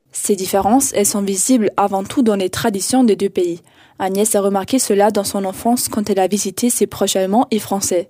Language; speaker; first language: French; native; French